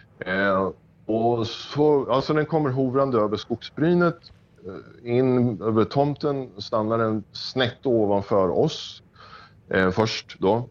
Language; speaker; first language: Swedish; native; Swedish